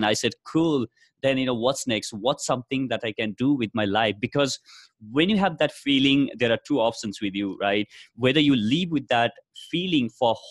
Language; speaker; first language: English; non-native, local second language; Nepali